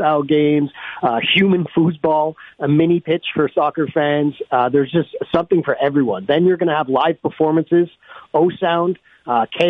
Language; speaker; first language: English; native; English